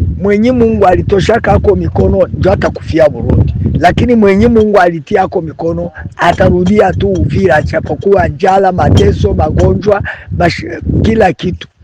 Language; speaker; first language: Swahili; native; Swahili